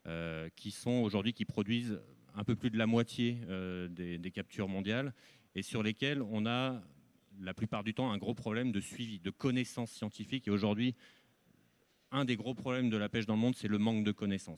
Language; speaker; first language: French; native; French